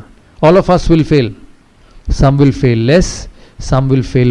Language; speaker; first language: English; non-native, local second language; Bangla